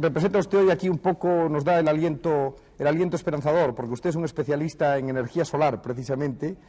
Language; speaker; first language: Spanish; native; Spanish